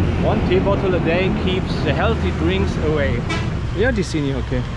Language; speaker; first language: English; non-native, fluent; German